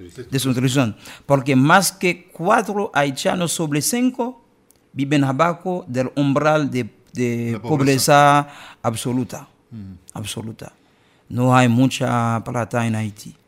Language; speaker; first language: Spanish; non-native, learner; Haitian Creole